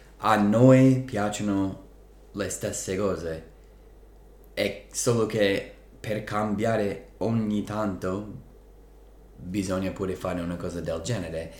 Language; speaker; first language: Italian; non-native, fluent; English